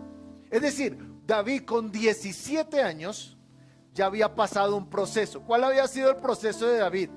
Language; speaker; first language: Spanish; native; Spanish